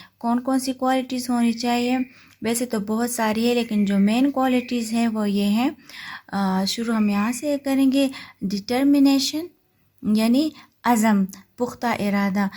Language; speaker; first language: Urdu; non-native, local second language; Pashto